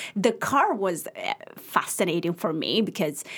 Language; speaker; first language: English; early bilingual, other home language; Arabic